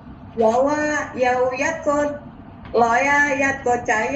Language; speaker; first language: Cantonese; non-native, learner; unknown